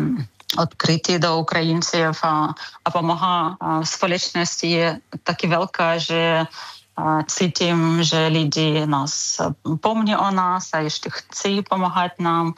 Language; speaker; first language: Czech; non-native, fluent; Ukrainian